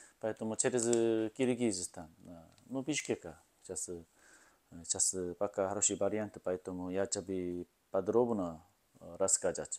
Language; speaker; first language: Russian; non-native, learner; Korean